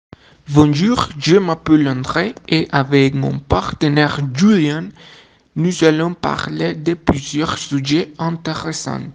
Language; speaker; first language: French; non-native, learner; Spanish